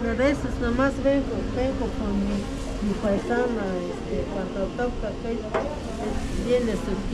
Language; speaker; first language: Spanish; native; Spanish